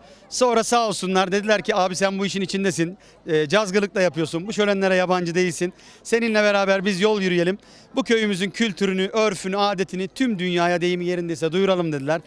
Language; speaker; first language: Turkish; native; Turkish